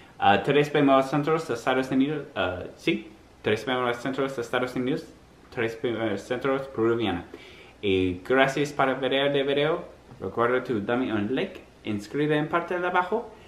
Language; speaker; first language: Spanish; non-native, learner; English